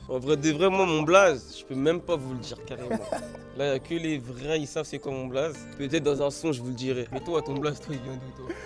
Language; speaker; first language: French; native; French